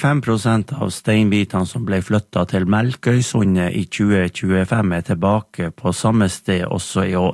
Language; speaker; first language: Norwegian; native; Norwegian